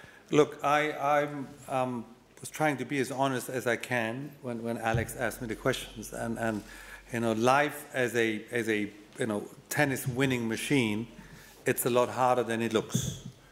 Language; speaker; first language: English; non-native, fluent; German